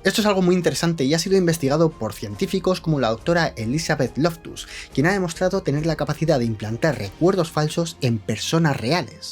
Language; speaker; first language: Spanish; native; Spanish